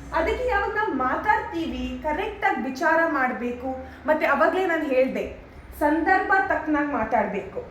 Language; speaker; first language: Kannada; non-native, learner; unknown